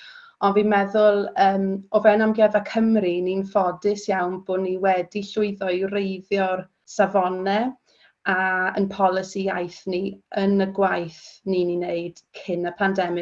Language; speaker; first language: Welsh; native; Welsh